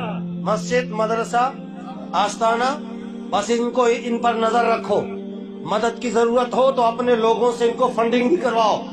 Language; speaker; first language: Urdu; native; Urdu